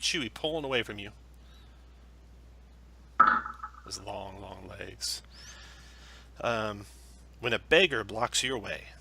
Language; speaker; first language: English; native; English